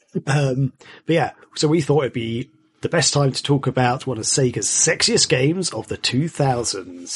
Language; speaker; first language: English; native; English